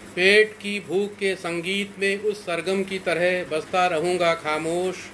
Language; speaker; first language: Hindi; native; Hindi